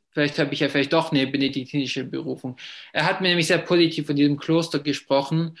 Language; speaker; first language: German; native; German